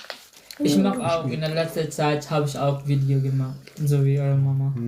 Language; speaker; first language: German; non-native, learner; Cebuano